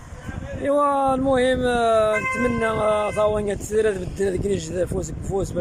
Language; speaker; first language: Arabic; non-native, local second language; Riffian